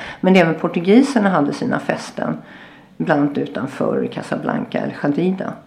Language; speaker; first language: Swedish; native; Swedish